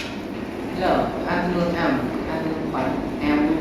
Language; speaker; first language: English; non-native, learner; Thai